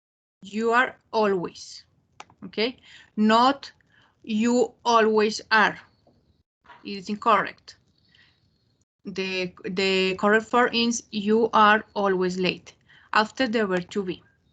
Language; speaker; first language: English; non-native, fluent; Spanish